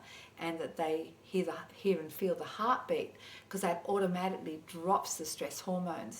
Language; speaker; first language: English; native; English